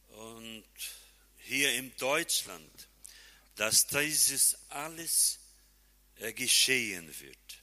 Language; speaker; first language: German; non-native, fluent; Portuguese